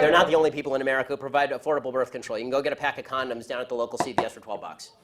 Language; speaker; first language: English; native; English